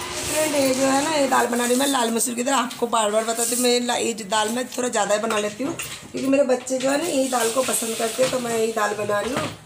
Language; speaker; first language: Hindi; native; Hindi